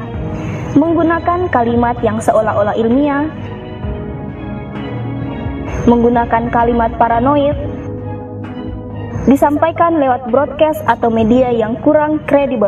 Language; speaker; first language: Indonesian; native; Indonesian